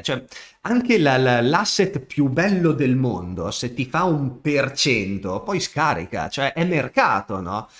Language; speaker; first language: Italian; native; Italian